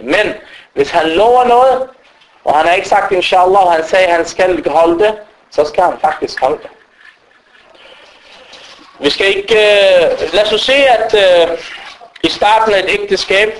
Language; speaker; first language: Danish; non-native, fluent; Arabic